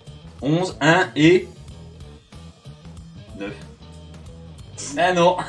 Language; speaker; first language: French; native; French